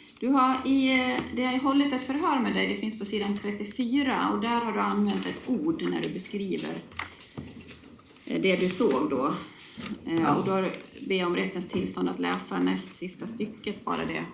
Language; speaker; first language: Swedish; native; Swedish